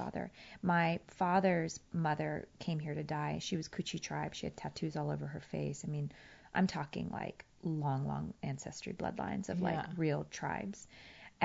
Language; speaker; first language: English; early bilingual, other home language; Persian